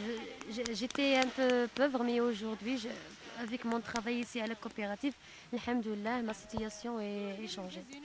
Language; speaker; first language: French; non-native, learner; Tachelhit